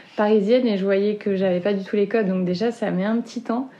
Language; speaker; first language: French; native; French